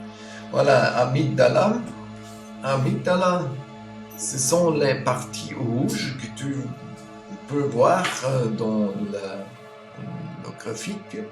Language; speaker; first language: French; non-native, fluent; German